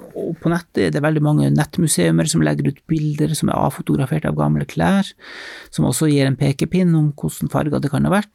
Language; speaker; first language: Norwegian; native; Norwegian